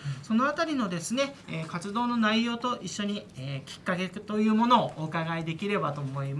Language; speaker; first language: Japanese; native; Japanese